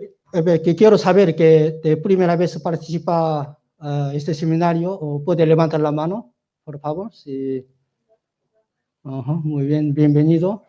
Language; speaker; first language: Spanish; non-native, learner; Korean